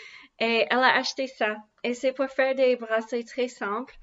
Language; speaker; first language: French; non-native, learner; English